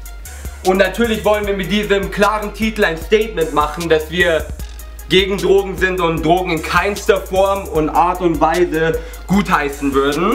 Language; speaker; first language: German; native; German